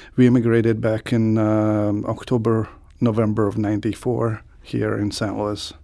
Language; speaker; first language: English; non-native, fluent; Croatian